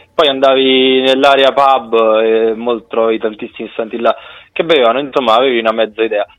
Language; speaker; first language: Italian; native; Italian